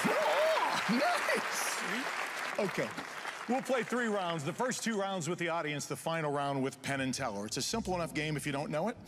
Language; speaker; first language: English; native; English